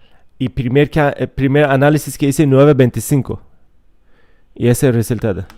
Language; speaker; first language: Spanish; non-native, fluent; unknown